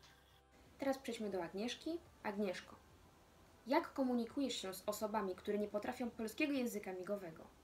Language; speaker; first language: Polish; native; Polish